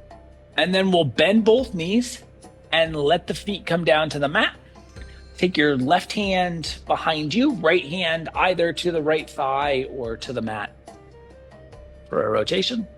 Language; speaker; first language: English; native; English